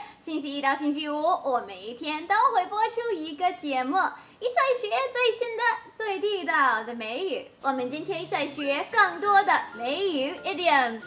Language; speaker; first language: Chinese; non-native, fluent; English